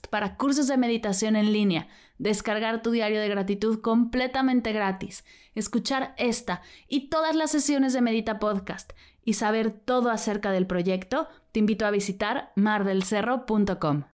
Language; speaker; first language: Spanish; native; Spanish